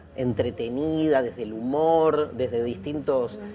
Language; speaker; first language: Spanish; native; Spanish